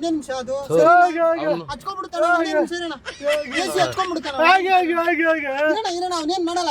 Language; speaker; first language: Kannada; native; Kannada